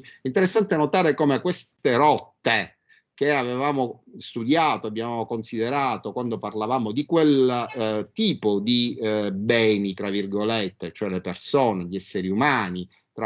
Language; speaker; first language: Italian; native; Italian